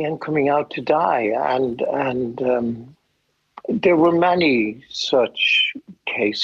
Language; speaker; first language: English; native; English